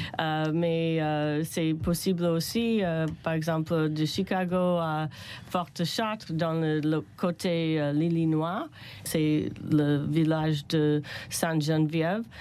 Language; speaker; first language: French; non-native, learner; English